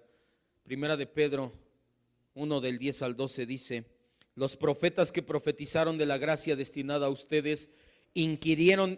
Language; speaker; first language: Spanish; native; Spanish